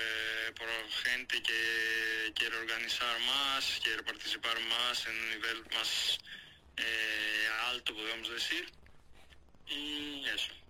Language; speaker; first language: Spanish; non-native, fluent; Greek